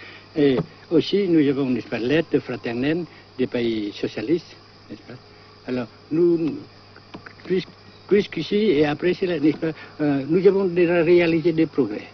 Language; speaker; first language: French; non-native, local second language; Vietnamese